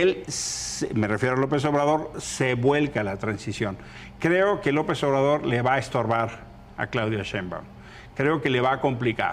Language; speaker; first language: Spanish; native; Spanish